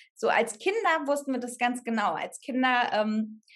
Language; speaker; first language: German; native; German